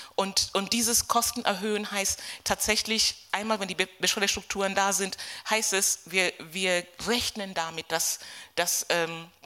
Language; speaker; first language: German; non-native, fluent; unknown